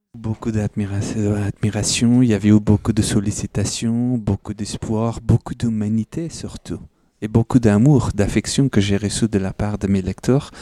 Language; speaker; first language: French; non-native, fluent; Persian